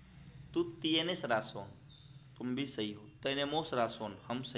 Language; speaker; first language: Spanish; non-native, learner; Hindi